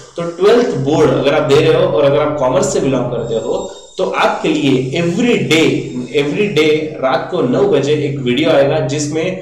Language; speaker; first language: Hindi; non-native, local second language; Marathi